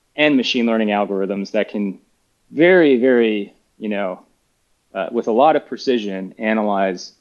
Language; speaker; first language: English; native; English